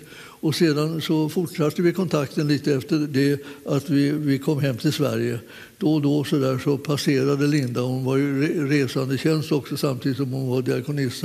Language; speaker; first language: Swedish; native; Swedish